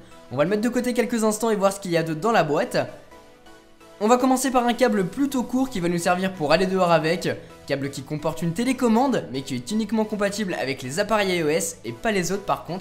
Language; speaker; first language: French; native; French